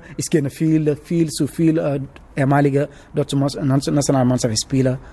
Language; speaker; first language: German; non-native, learner; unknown